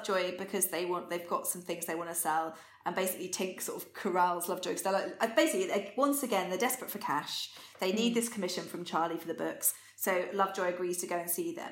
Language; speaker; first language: English; native; English